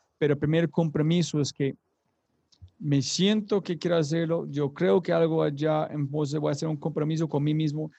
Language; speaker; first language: Spanish; non-native, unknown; English